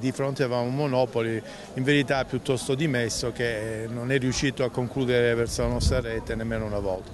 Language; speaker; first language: Italian; native; Italian